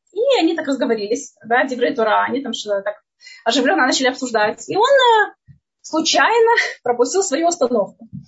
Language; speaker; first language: Russian; native; Russian